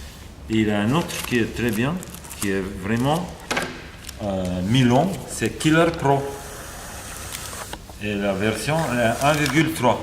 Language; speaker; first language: French; non-native, fluent; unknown